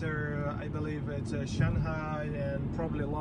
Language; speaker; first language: English; non-native, fluent; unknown